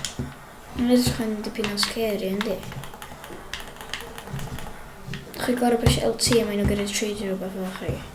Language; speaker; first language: Welsh; native; Welsh